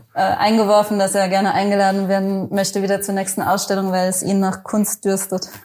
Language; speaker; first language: German; native; German